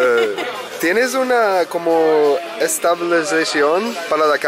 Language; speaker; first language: Spanish; non-native, learner; English